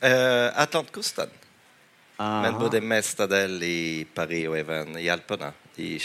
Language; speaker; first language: Swedish; non-native, fluent; French